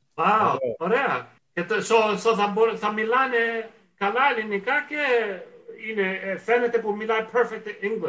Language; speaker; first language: Greek; early bilingual, heritage; Greek